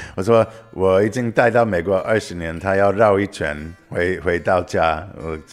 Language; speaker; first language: Chinese; non-native, fluent; English